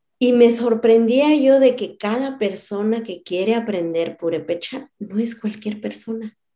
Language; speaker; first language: Spanish; non-native, local second language; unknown